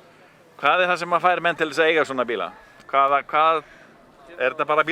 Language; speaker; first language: Icelandic; native; Icelandic